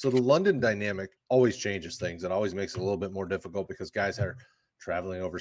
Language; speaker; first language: English; native; English